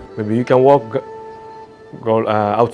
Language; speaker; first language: English; non-native, learner; Japanese